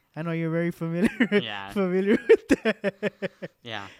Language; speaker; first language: Spanish; early bilingual, heritage; Spanish